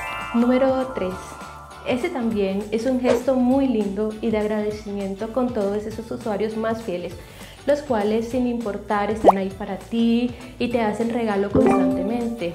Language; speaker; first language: Spanish; native; Spanish